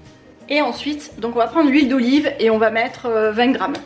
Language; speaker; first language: French; native; French